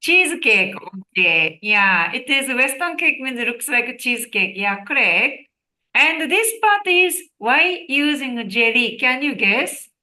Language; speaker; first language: English; non-native, learner; Japanese